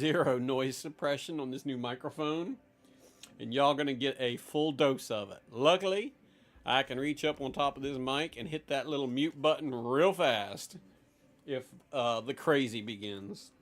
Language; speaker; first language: English; native; English